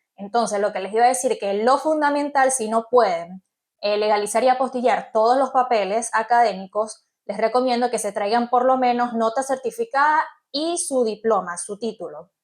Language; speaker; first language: Spanish; native; Spanish